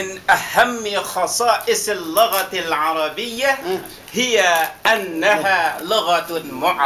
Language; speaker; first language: Arabic; non-native, learner; Indonesian